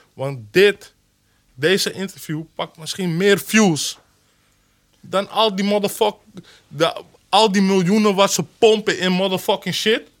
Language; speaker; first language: Dutch; early bilingual, other home language; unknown